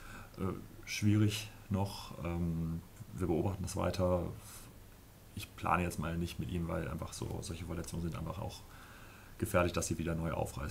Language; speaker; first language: German; native; German